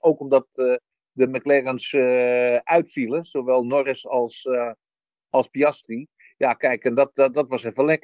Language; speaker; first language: Dutch; native; Dutch